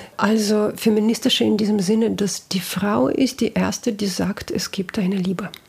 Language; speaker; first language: German; non-native, fluent; Russian